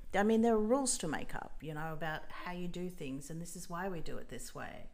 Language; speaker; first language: English; native; English